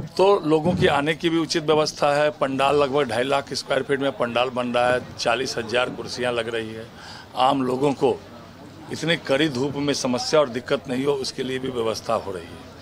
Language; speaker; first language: Hindi; native; Hindi